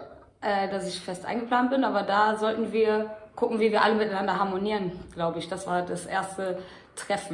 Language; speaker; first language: German; native; German